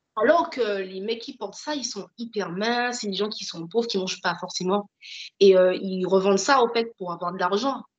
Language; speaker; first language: French; native; French